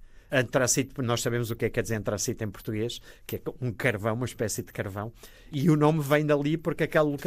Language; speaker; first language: Portuguese; native; Portuguese